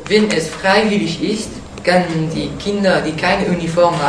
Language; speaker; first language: German; non-native, learner; French